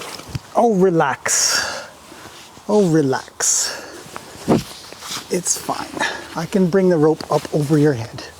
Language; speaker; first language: English; native; English